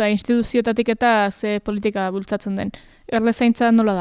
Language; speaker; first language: Basque; native; Basque